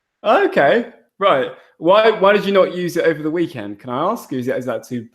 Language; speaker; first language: English; native; English